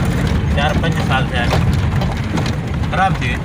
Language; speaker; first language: Hindi; non-native, local second language; Sindhi